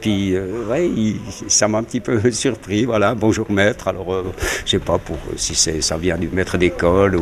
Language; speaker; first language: French; native; French